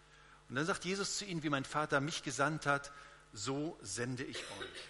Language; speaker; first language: German; native; German